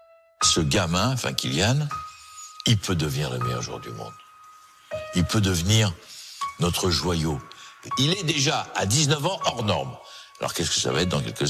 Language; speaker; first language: French; native; French